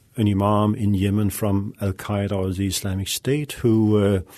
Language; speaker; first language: English; non-native, fluent; Danish